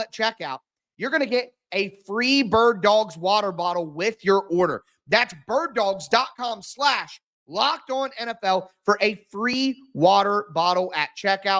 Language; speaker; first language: English; native; English